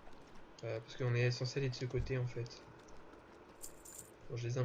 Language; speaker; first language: French; native; French